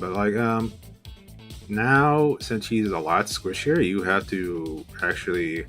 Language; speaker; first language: English; native; English